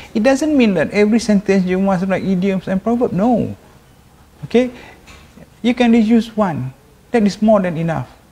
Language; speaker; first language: English; non-native, local second language; Malay